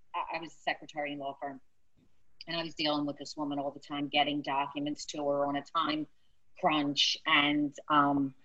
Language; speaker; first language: English; native; English